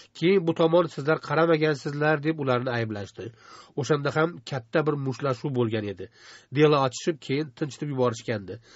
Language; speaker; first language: Uzbek; native; Uzbek